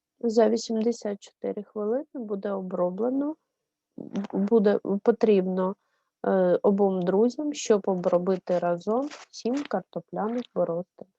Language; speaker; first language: Ukrainian; native; Ukrainian